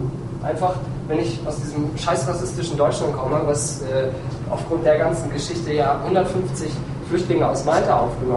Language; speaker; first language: German; native; German